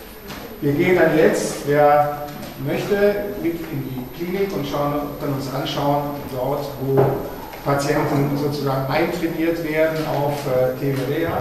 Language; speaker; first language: German; native; German